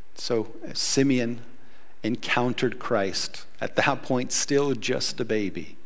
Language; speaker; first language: English; native; English